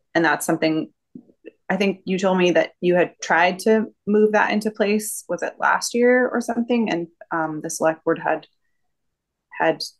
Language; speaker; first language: English; native; English